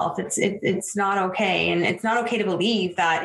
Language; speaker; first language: English; native; English